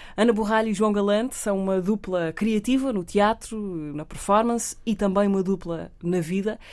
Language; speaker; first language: Portuguese; native; Portuguese